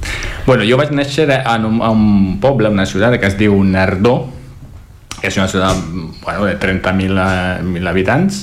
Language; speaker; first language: Catalan; non-native, fluent; Italian